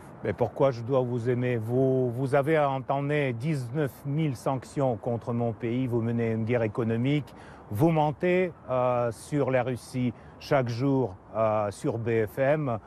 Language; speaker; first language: French; non-native, fluent; Russian